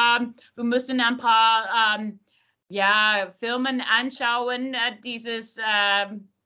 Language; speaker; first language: German; non-native, learner; English